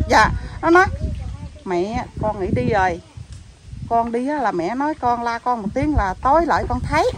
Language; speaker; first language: Vietnamese; non-native, local second language; Khmer